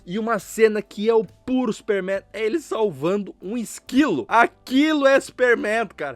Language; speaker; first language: Portuguese; native; Portuguese